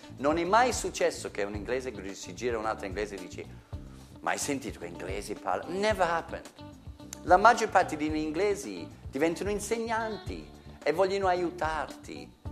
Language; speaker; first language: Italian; non-native, fluent; English